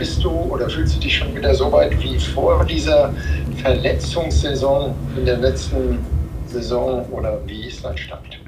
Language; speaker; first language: German; native; German